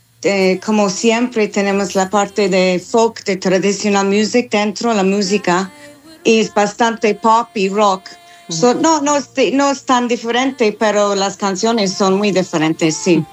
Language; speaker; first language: Spanish; non-native, learner; English